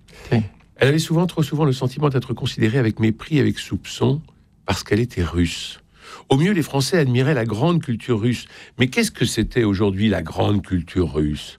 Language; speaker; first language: French; native; French